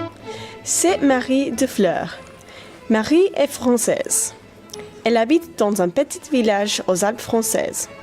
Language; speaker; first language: French; non-native, learner; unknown